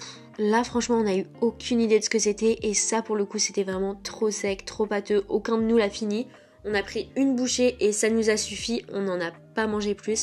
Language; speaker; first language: French; native; French